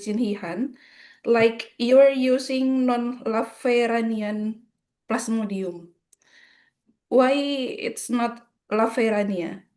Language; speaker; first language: English; non-native, fluent; Indonesian